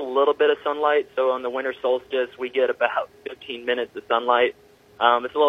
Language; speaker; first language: English; native; English